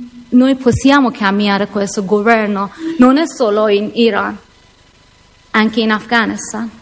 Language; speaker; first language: Italian; non-native, learner; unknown